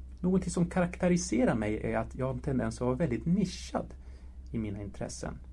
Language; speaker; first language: Swedish; early bilingual, other home language; Spanish